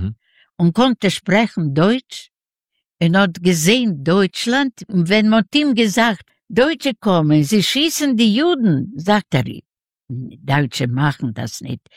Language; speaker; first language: German; non-native, fluent; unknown